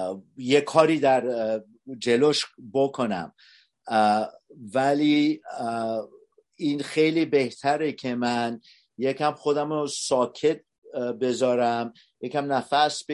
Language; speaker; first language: Persian; early bilingual, heritage; Persian